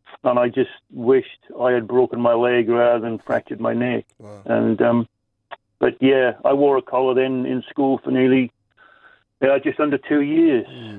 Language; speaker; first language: English; native; English